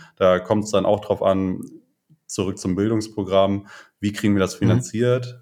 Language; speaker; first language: German; native; German